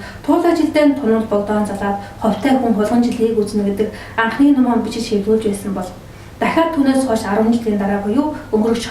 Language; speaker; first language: Mongolian; native; Mongolian